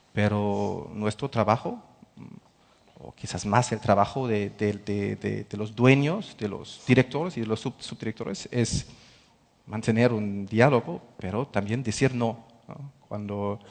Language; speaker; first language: Spanish; non-native, fluent; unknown